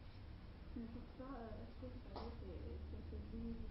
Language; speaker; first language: French; non-native, learner; Chinese